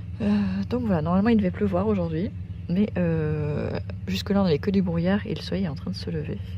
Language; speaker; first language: French; native; French